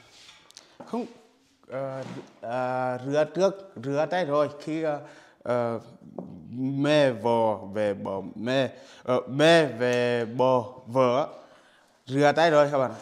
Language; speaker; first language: Vietnamese; non-native, learner; Portuguese